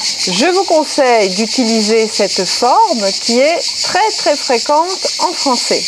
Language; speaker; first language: French; native; French